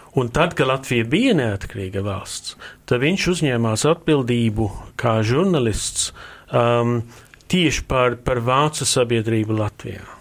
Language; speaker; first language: Latvian; early bilingual, heritage; Latvian